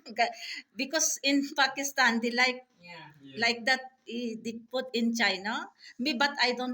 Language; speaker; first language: English; non-native, learner; Filipino